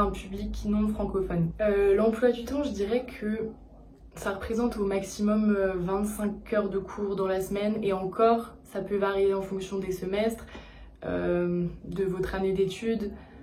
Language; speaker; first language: French; native; French